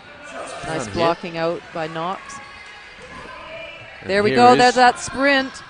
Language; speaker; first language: English; native; English